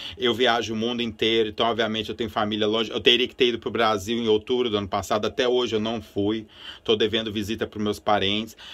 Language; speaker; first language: Portuguese; early bilingual, other home language; Spanish